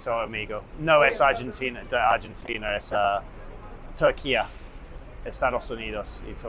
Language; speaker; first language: Spanish; non-native, learner; English